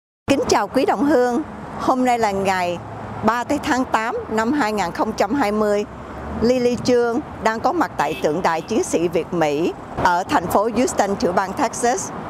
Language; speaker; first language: Vietnamese; native; Vietnamese